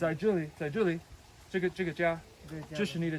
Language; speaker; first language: Chinese; non-native, learner; English